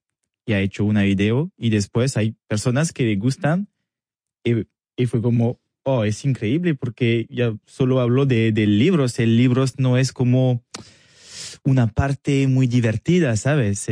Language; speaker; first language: Spanish; non-native, learner; French